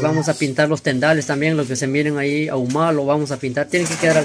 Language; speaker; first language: Spanish; native; Spanish